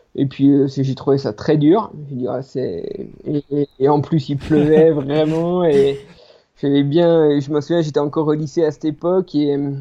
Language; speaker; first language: French; native; French